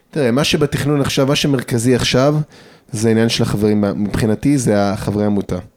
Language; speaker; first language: Hebrew; early bilingual, other home language; English